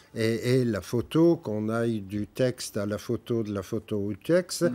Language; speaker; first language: French; native; French